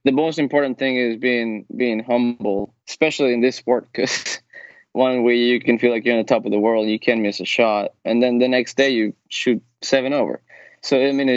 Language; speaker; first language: English; non-native, fluent; Spanish